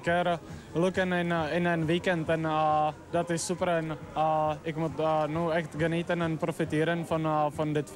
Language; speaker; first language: Dutch; non-native, fluent; Czech